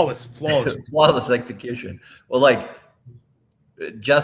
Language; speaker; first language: English; native; English